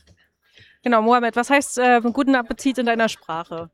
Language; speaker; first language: German; native; German